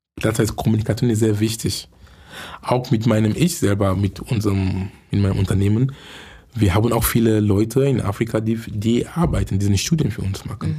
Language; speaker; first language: German; non-native, fluent; English